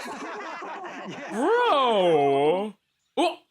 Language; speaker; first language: English; native; English